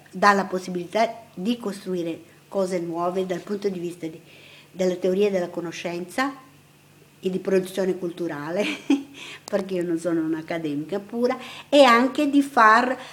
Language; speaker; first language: Italian; non-native, fluent; Portuguese